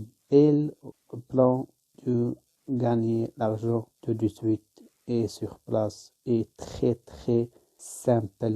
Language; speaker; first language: French; non-native, learner; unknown